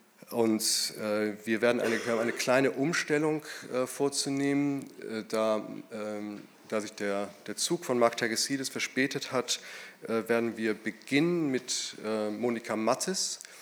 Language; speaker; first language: German; native; German